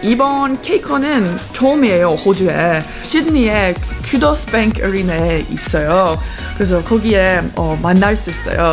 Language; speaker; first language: Korean; non-native, learner; English